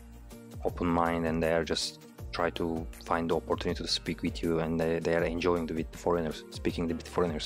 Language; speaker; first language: English; non-native, learner; Turkish